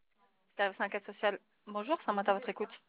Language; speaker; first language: French; native; French